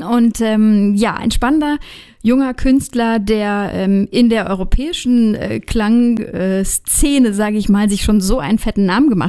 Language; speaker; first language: German; native; German